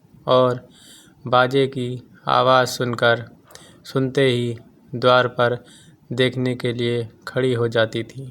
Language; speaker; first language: Hindi; native; Hindi